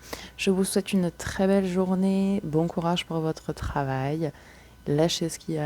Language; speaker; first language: French; native; French